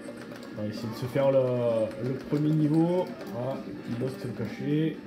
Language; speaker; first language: French; native; French